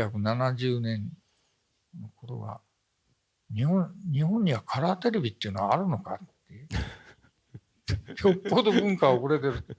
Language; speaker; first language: Japanese; native; Japanese